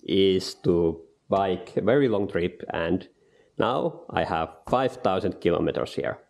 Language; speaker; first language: English; non-native, learner; Finnish